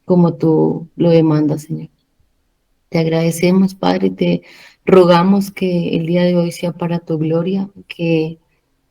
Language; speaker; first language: Spanish; native; Spanish